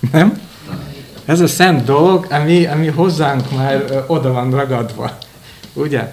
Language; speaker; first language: Hungarian; non-native, fluent; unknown